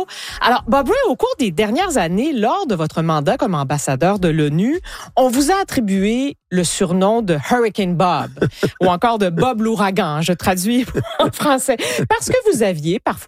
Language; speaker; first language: French; native; French